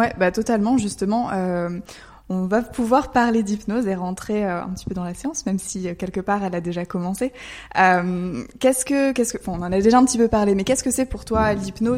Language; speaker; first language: French; native; French